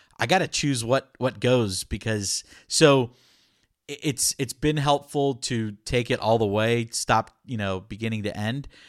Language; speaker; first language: English; early bilingual, other home language; Spanish